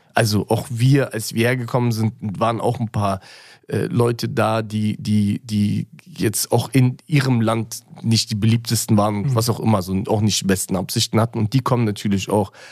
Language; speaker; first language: German; early bilingual, other home language; Russian